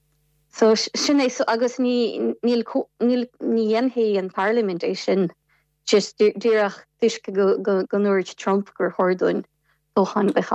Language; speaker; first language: Irish; non-native, fluent; Ukrainian